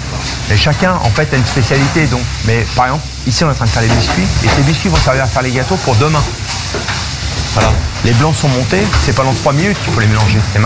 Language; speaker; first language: French; native; French